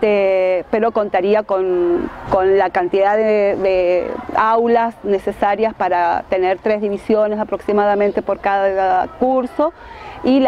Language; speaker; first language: Spanish; native; Spanish